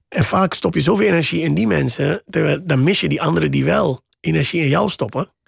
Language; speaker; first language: Dutch; native; Dutch